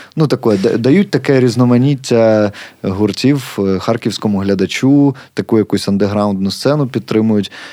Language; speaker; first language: Ukrainian; native; Ukrainian